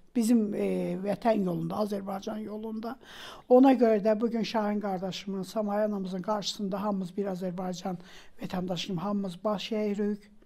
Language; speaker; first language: Azerbaijani; native; Azerbaijani